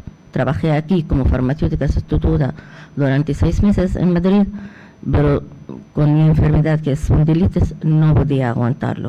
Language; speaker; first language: Spanish; non-native, fluent; Arabic